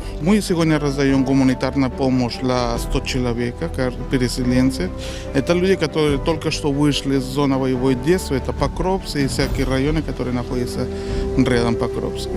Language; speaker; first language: Russian; non-native, local second language; Ukrainian